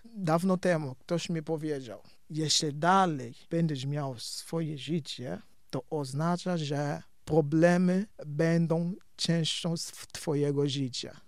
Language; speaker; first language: Polish; non-native, fluent; Kongo